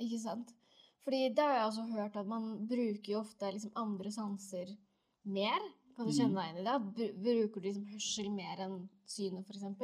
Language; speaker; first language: Norwegian; native; Norwegian